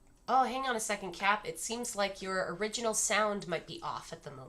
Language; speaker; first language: English; native; English